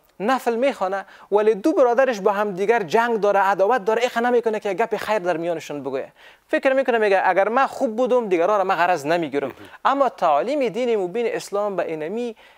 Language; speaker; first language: Persian; native; Persian